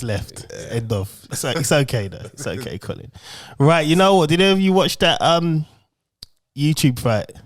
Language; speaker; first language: English; native; English